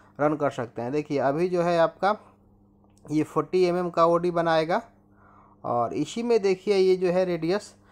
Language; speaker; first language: Hindi; native; Hindi